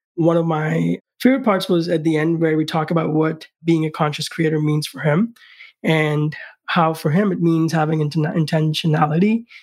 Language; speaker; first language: English; non-native, local second language; Hindi